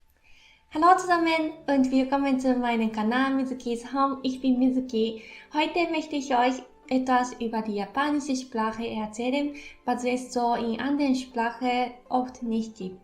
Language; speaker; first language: German; non-native, fluent; Japanese